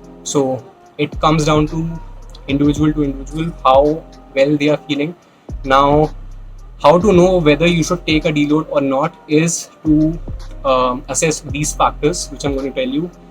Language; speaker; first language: English; non-native, local second language; Hindi